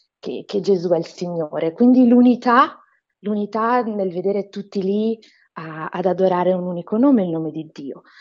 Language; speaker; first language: Italian; non-native, fluent; Portuguese